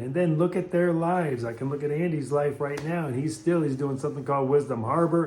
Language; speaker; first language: English; native; English